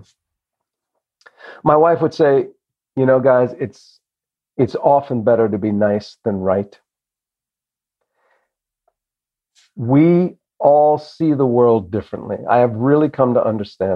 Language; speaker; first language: English; native; English